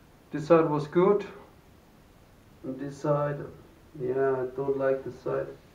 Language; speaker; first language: English; non-native, learner; German